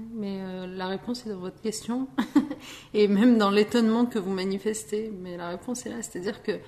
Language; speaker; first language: French; early bilingual, other home language; Riffian